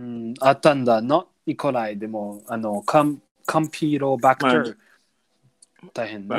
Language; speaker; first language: Japanese; non-native, learner; English